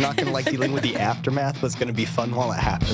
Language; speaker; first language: English; native; English